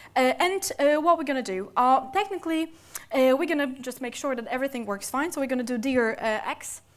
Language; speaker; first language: English; non-native, fluent; Polish